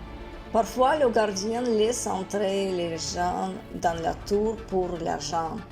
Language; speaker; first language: French; non-native, fluent; Russian